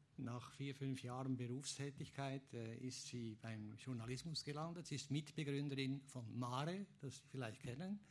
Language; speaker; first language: German; native; German